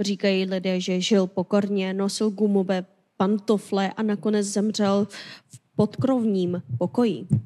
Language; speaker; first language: Czech; non-native, fluent; Korean